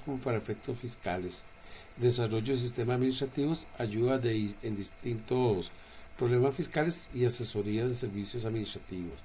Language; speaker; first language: Spanish; native; Spanish